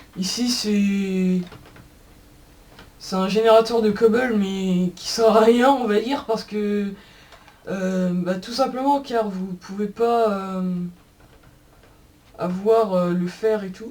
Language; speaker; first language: French; native; French